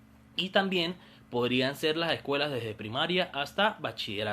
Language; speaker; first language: Spanish; native; Spanish